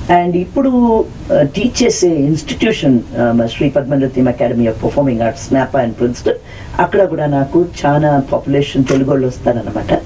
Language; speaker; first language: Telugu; non-native, local second language; Tamil